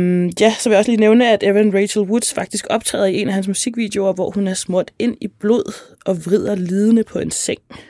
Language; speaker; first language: Danish; native; Danish